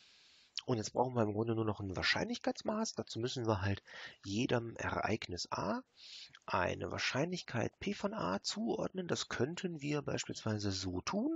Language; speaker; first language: German; native; German